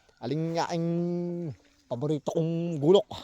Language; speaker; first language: Filipino; non-native, local second language; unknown